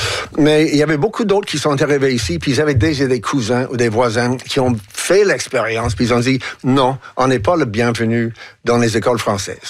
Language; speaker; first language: French; non-native, local second language; English